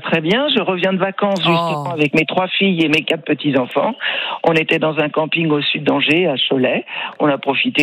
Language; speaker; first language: French; native; French